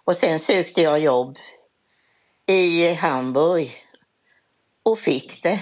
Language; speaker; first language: Swedish; native; Swedish